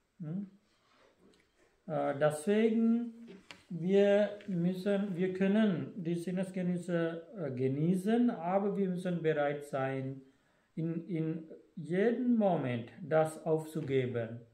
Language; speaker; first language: German; non-native, fluent; Sinhala